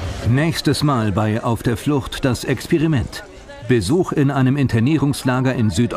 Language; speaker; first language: German; native; German